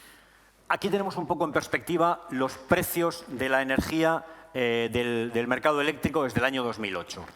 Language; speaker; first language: Spanish; native; Spanish